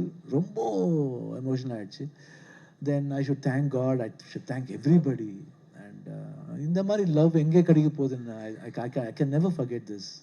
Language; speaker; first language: Tamil; non-native, local second language; Kannada